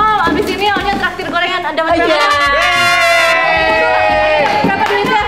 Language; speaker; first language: Indonesian; native; Indonesian